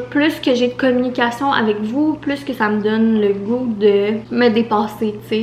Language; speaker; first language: French; native; French